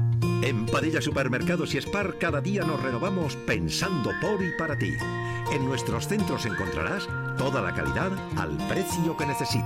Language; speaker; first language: Spanish; native; Spanish